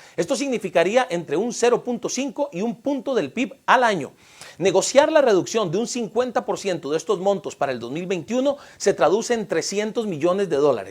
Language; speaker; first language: Spanish; native; Spanish